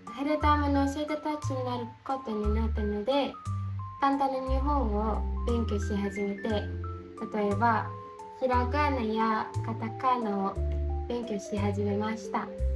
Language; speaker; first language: Japanese; non-native, learner; Indonesian